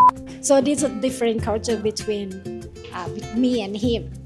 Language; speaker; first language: English; non-native, learner; Thai